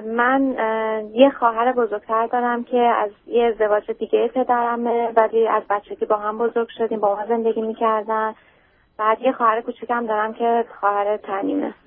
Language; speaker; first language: Persian; native; Persian